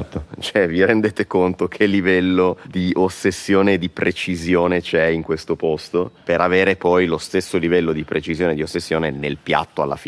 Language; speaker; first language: Italian; native; Italian